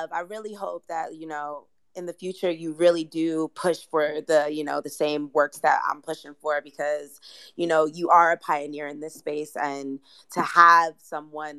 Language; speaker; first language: English; native; English